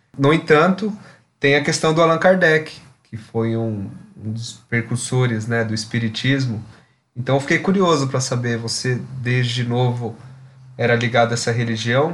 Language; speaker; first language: Portuguese; native; Portuguese